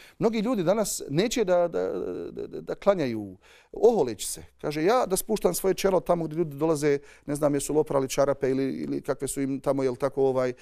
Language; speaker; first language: Bosnian; native; Bosnian